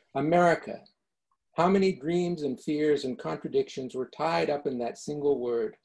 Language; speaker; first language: English; early bilingual, other home language; Italian